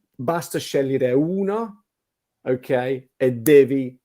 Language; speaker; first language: Italian; non-native, fluent; English